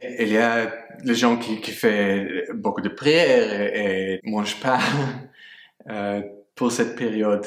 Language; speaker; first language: French; non-native, fluent; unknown